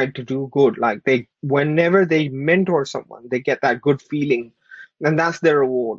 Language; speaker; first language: English; non-native, local second language; Urdu